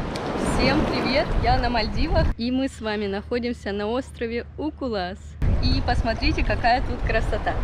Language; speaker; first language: Russian; native; Russian